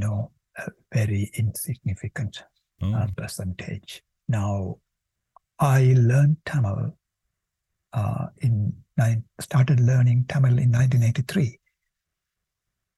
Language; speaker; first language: English; non-native, local second language; Sinhala